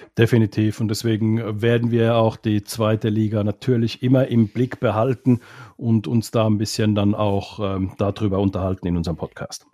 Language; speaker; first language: German; non-native, fluent; Finnish